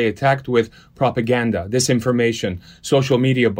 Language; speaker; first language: English; early bilingual, other home language; Armenian